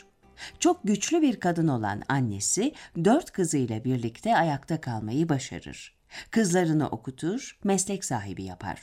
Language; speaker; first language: Turkish; native; Turkish